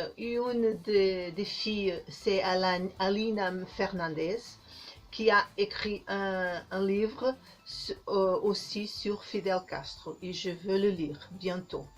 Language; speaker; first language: French; non-native, learner; Portuguese